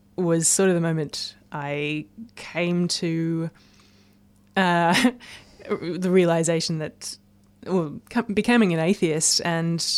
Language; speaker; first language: English; native; English